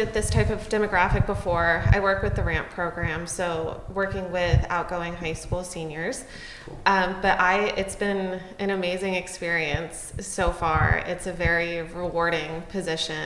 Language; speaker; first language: English; native; English